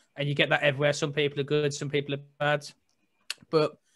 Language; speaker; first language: English; native; English